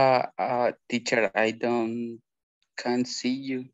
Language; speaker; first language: English; non-native, learner; Spanish